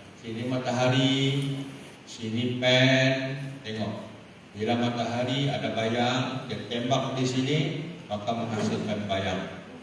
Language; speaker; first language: Malay; native; Malay